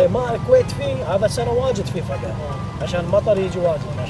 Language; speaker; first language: Arabic; non-native, learner; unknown